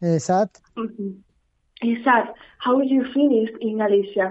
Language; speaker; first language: English; non-native, learner; Spanish